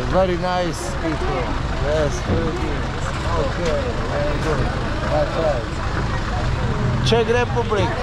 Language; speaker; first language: English; non-native, learner; Czech